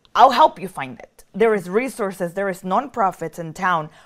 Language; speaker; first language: English; early bilingual, other home language; Spanish